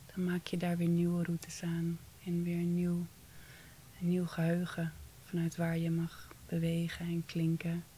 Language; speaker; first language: Dutch; early bilingual, other home language; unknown